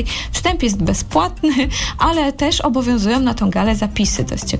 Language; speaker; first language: Polish; native; Polish